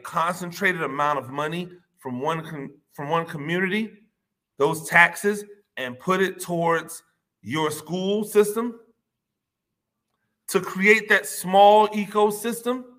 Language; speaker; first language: English; native; English